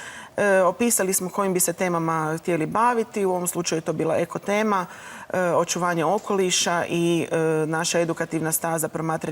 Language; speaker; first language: Croatian; native; Croatian